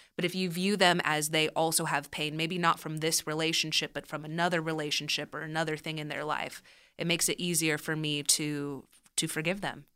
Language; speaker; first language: English; early bilingual, other home language; Spanish